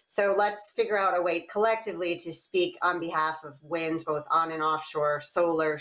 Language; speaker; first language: English; native; English